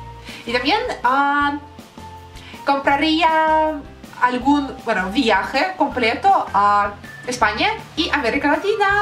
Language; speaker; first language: Spanish; non-native, learner; Russian